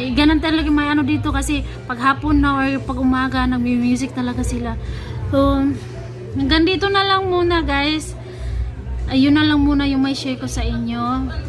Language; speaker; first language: Filipino; non-native, local second language; Cebuano